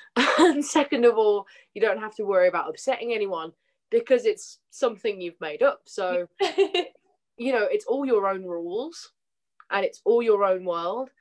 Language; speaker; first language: English; native; English